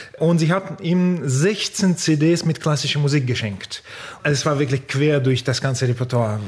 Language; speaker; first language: German; non-native, fluent; Russian